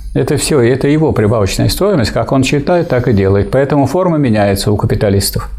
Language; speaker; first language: Russian; native; Russian